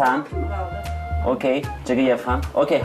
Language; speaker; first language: Chinese; non-native, fluent; Turkish